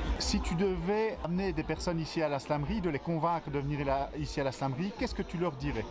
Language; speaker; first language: French; native; French